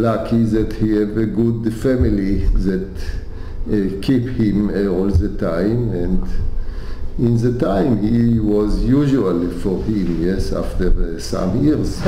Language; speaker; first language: English; non-native, learner; Hebrew